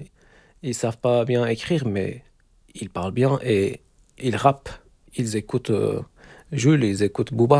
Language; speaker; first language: French; non-native, fluent; Turkish